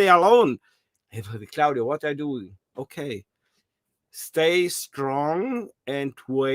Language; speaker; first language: English; non-native, learner; German